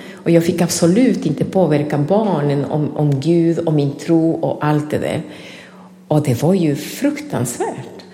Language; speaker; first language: Swedish; non-native, fluent; Spanish